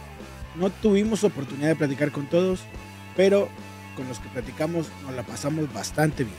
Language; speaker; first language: Spanish; native; Spanish